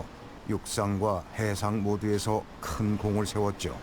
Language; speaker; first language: Korean; native; Korean